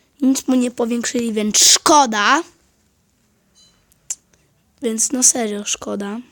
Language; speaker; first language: Polish; native; Polish